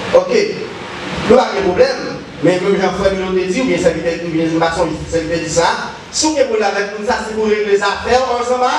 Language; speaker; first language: French; non-native, learner; Haitian Creole